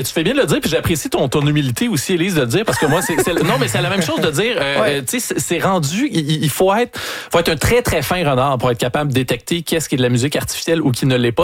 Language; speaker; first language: French; native; French